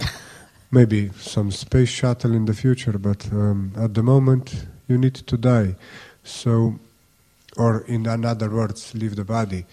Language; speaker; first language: English; non-native, fluent; Slovenian